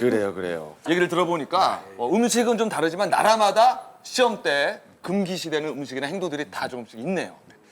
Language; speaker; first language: Korean; native; Korean